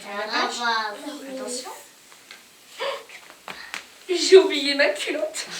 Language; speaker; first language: French; native; French